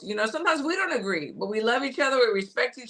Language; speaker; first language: English; native; English